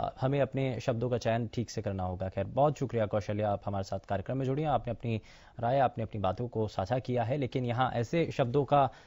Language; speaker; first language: Hindi; native; Hindi